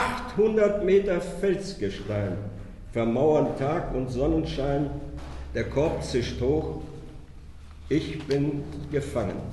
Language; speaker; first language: German; native; German